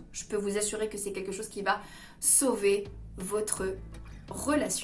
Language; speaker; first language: French; native; French